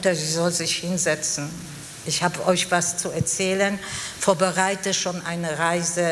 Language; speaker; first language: German; non-native, fluent; Polish